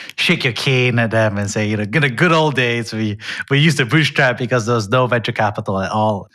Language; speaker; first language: English; native; English